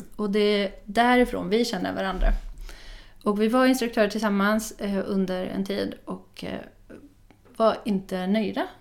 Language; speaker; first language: Swedish; non-native, fluent; Dutch